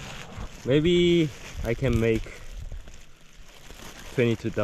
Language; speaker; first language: English; non-native, learner; Korean